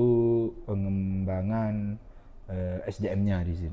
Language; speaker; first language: Indonesian; non-native, local second language; Madurese